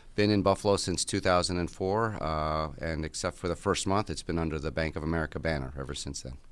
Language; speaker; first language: English; native; English